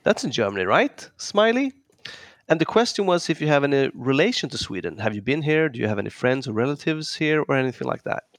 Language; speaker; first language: English; non-native, fluent; Swedish